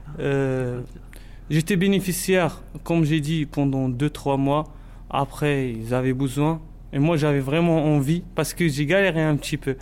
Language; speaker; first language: French; non-native, local second language; Arabic